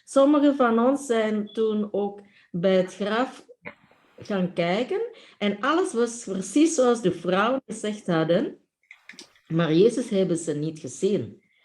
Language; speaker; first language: Dutch; non-native, fluent; Indonesian